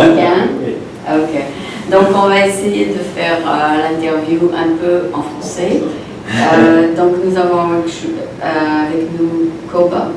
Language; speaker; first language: French; non-native, local second language; Arabic